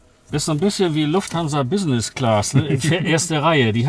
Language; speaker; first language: German; native; German